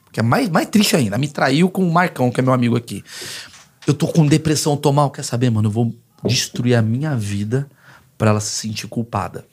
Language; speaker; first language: Portuguese; native; Portuguese